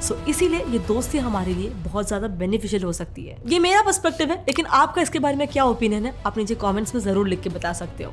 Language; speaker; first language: Hindi; native; Hindi